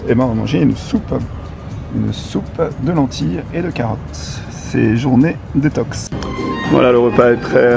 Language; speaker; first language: French; native; French